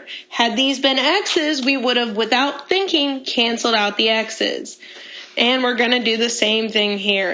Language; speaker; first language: English; native; English